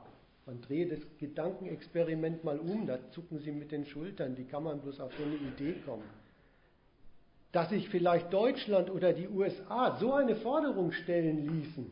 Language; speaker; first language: German; native; German